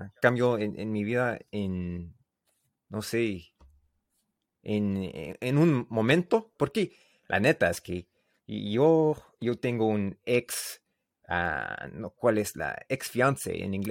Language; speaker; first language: Spanish; non-native, learner; English